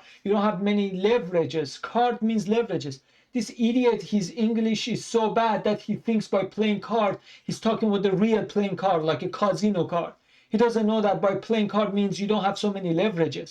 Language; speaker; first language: English; non-native, fluent; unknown